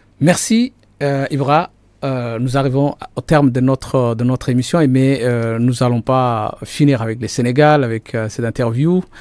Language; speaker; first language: French; non-native, local second language; Somali